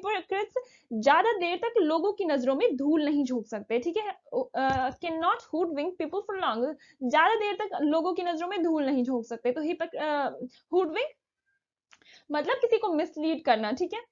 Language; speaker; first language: Hindi; native; Hindi